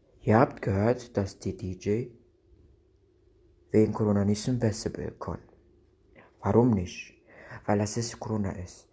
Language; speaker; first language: German; non-native, local second language; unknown